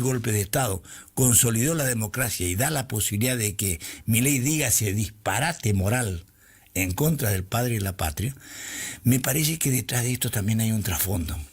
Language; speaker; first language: Spanish; native; Spanish